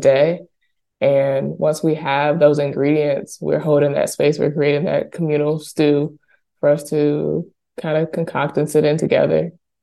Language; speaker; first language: English; native; English